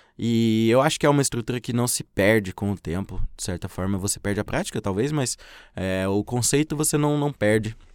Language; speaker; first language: Portuguese; native; Portuguese